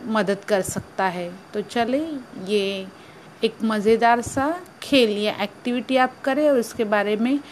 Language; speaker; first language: Hindi; non-native, local second language; Marathi